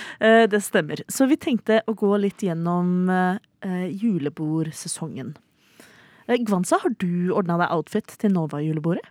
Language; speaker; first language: Norwegian; native; Norwegian